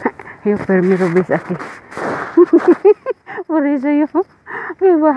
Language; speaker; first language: Spanish; non-native, learner; Filipino